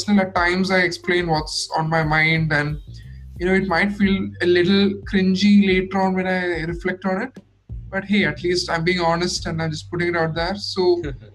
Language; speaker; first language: English; non-native, local second language; Malayalam